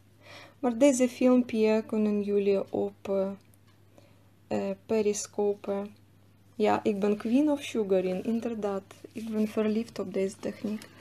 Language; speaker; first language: Dutch; non-native, fluent; Russian